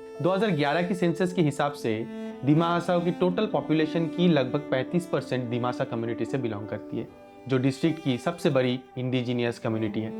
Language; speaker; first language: Hindi; native; Hindi